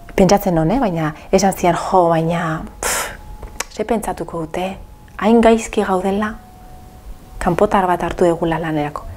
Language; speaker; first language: Basque; early bilingual, other home language; Arabic